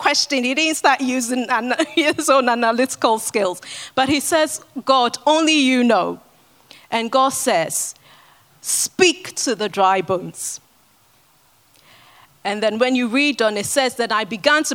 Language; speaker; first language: English; non-native, local second language; Akan